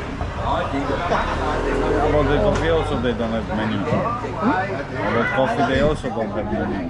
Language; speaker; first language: English; non-native, fluent; Polish